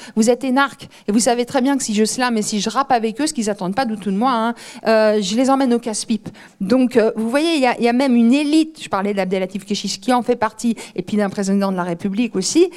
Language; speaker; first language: French; native; French